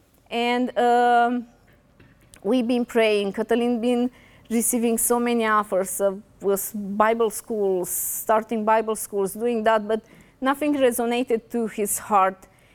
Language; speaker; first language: English; non-native, fluent; Romanian